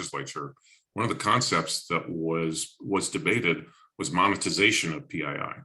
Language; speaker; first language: English; native; English